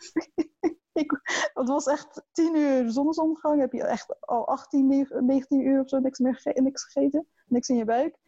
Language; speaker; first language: Dutch; native; Dutch